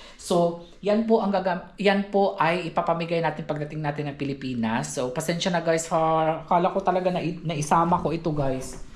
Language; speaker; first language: Filipino; native; Filipino